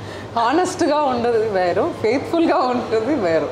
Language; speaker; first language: Telugu; non-native, learner; Tamil